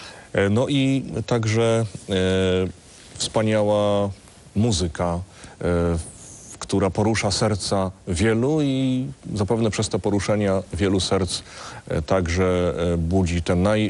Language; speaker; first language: Polish; native; Polish